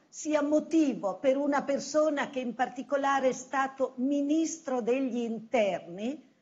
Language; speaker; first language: Italian; native; Italian